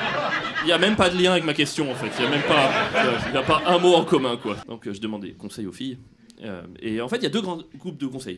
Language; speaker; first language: French; native; French